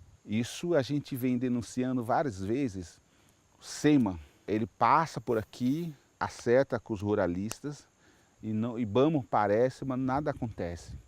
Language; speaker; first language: Portuguese; non-native, local second language; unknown